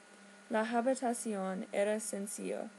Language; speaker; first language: Spanish; non-native, learner; English